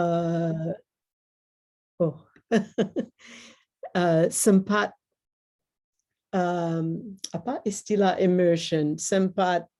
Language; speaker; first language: Indonesian; non-native, fluent; English